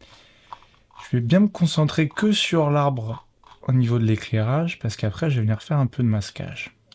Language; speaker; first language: French; native; French